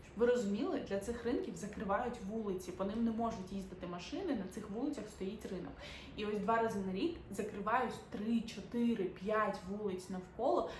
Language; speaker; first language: Ukrainian; native; Ukrainian